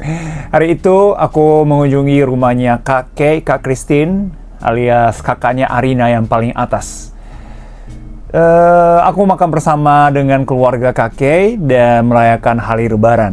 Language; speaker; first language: Indonesian; non-native, fluent; Japanese